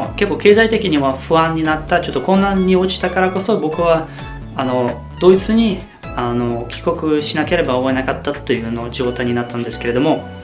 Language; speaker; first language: Japanese; non-native, fluent; German